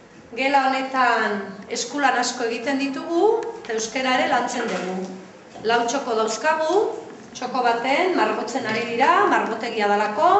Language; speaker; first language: Basque; native; Basque